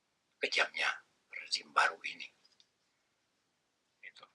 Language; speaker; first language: Indonesian; native; Indonesian